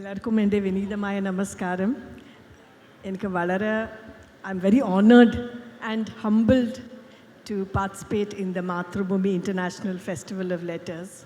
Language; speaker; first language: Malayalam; non-native, fluent; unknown